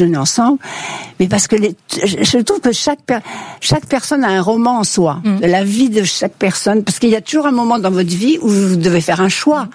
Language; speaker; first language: French; native; French